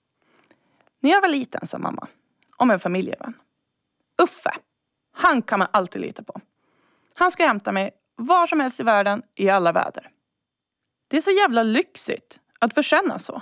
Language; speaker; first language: Swedish; native; Swedish